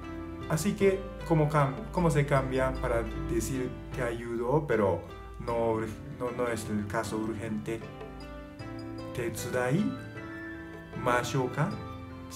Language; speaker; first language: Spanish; non-native, fluent; Japanese